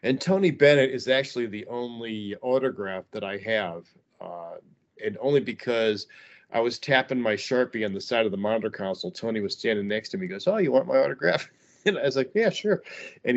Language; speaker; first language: English; native; English